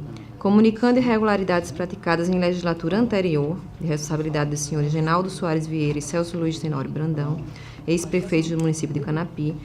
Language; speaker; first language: Portuguese; native; Portuguese